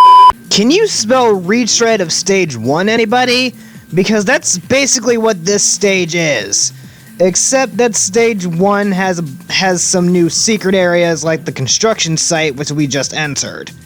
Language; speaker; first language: English; native; English